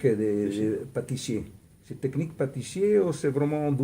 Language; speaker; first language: French; non-native, learner; Italian